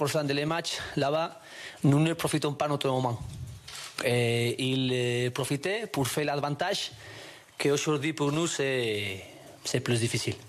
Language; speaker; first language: French; non-native, learner; Spanish